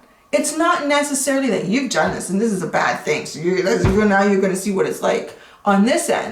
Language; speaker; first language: English; native; English